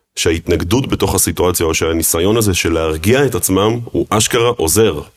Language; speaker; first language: Hebrew; early bilingual, other home language; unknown